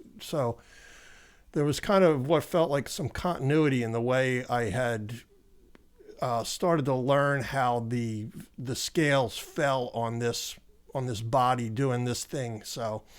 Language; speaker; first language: English; native; English